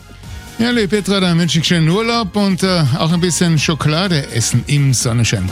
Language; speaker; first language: German; native; German